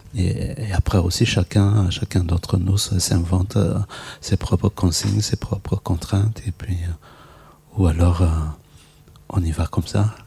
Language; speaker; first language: French; non-native, local second language; Malagasy